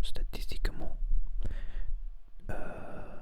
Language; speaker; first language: French; non-native, learner; Spanish